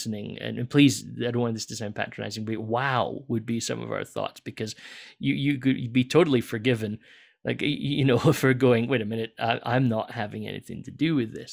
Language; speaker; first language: English; native; English